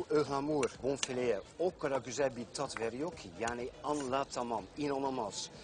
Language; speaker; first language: Turkish; non-native, fluent; Dutch